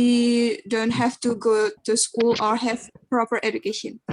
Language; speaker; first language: English; non-native, learner; Indonesian